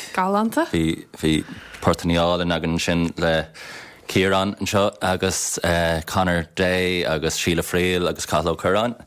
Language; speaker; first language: Irish; non-native, local second language; English